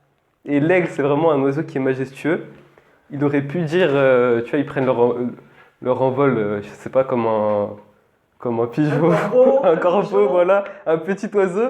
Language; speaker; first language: French; native; French